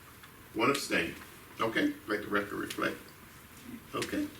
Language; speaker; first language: English; native; English